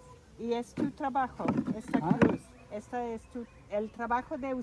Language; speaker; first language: Spanish; non-native, learner; English